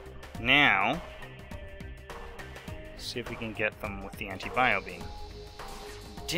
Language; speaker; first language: English; native; English